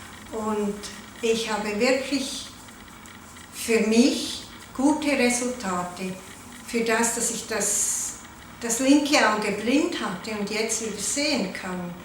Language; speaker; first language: German; non-native, local second language; Italian